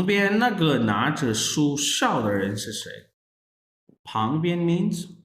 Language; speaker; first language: Chinese; non-native, fluent; Urdu